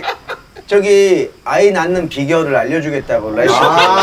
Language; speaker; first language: Korean; native; Korean